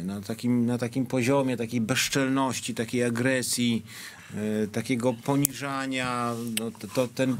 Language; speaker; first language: Polish; native; Polish